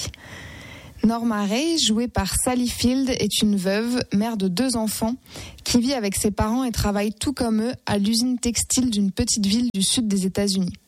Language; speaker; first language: French; native; French